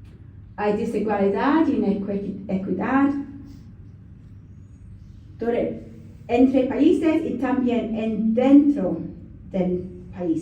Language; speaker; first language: Spanish; non-native, learner; English